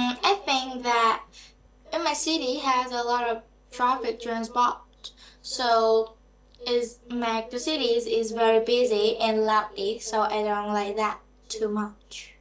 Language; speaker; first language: English; non-native, learner; Vietnamese